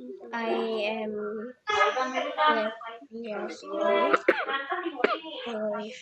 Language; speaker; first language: English; non-native, learner; Indonesian